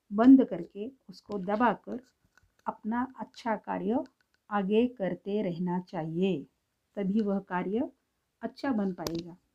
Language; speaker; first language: Hindi; non-native, local second language; Marathi